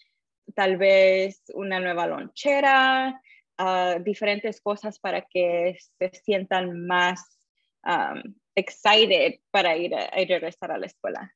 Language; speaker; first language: Spanish; early bilingual, heritage; Spanish